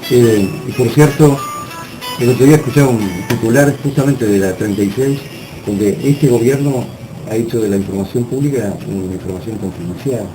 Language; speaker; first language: Spanish; native; Spanish